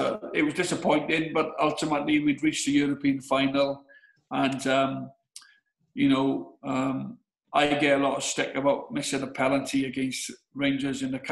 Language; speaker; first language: English; native; English